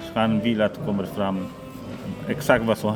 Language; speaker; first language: Swedish; non-native, learner; Polish